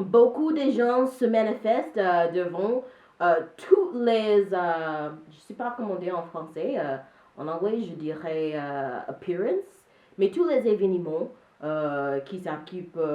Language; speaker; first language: French; non-native, learner; English